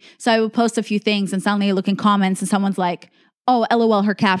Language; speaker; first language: English; native; English